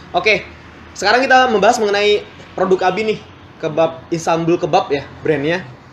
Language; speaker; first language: Indonesian; native; Indonesian